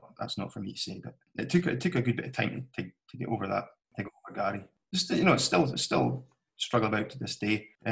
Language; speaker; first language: English; native; English